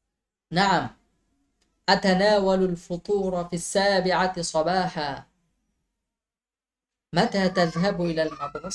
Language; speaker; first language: Arabic; non-native, fluent; Bangla